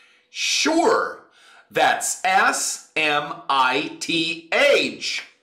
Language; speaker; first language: English; non-native, fluent; Portuguese